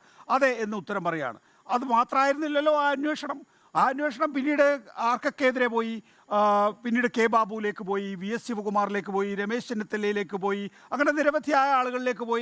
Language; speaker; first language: Malayalam; native; Malayalam